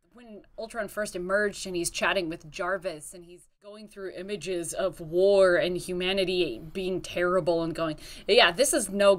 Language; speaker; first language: English; native; English